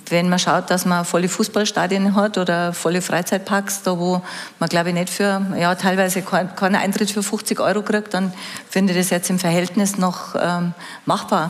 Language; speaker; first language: German; native; German